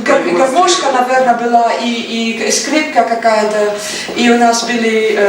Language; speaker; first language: Russian; non-native, learner; Dutch